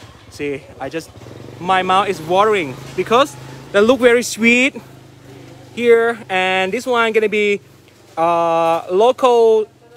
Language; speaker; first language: English; non-native, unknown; Thai